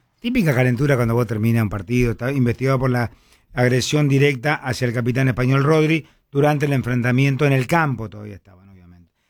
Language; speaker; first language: Spanish; native; Spanish